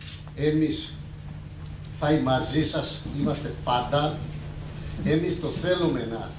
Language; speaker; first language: Greek; non-native, learner; Urdu